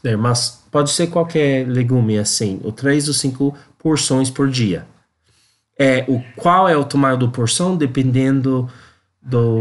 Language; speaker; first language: Portuguese; non-native, learner; English